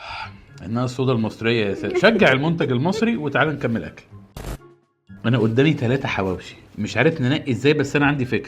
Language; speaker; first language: Arabic; native; Arabic